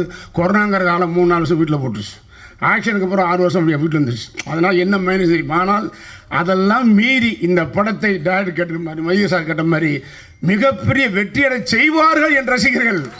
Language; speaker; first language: Tamil; native; Tamil